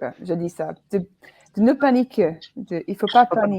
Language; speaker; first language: French; non-native, fluent; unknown